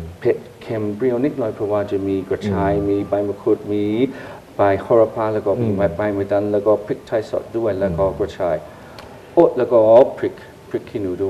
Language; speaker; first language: Thai; non-native, fluent; English